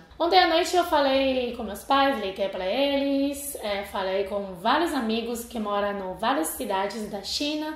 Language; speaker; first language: Portuguese; non-native, fluent; Chinese